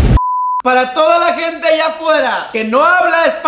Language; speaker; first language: Spanish; native; Spanish